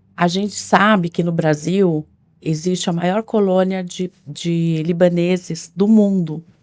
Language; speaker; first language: Portuguese; native; Portuguese